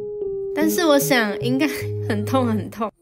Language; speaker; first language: Chinese; native; Chinese